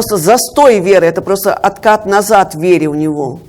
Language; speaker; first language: Russian; native; Russian